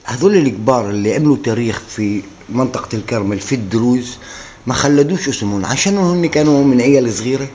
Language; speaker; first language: Arabic; native; Arabic